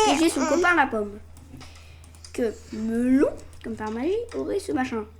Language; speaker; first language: French; native; French